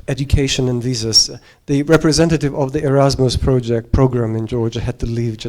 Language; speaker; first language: English; non-native, fluent; Georgian